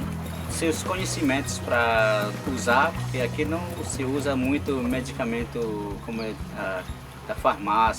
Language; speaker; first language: Portuguese; non-native, local second language; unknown